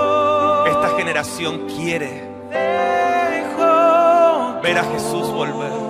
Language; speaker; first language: Spanish; native; Spanish